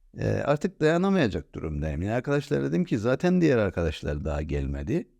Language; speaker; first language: Turkish; native; Turkish